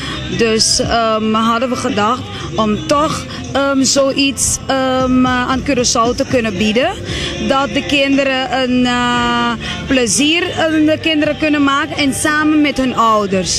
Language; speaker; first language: Dutch; non-native, local second language; Papiamento